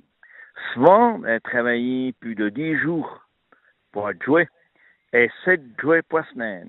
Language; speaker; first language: French; native; French